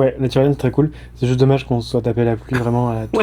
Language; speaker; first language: French; native; French